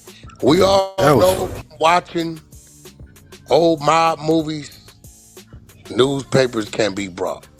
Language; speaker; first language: English; native; English